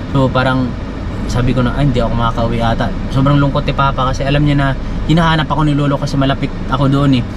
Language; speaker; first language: Filipino; non-native, local second language; Cebuano